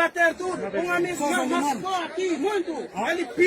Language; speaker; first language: Portuguese; non-native, learner; Haitian Creole